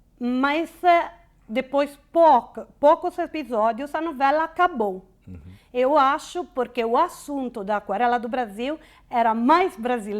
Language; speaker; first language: Portuguese; non-native, fluent; Italian